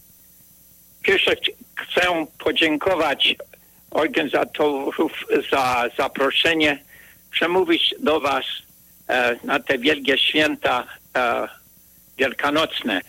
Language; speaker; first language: Polish; early bilingual, heritage; Polish